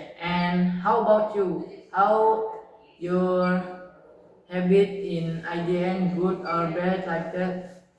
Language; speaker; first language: English; non-native, learner; Indonesian